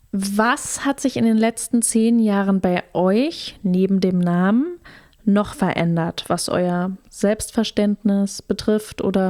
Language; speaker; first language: German; native; German